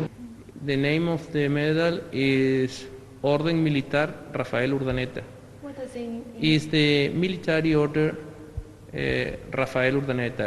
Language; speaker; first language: English; non-native, learner; Spanish